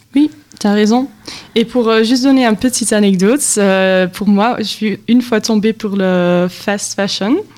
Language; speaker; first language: French; non-native, local second language; Dutch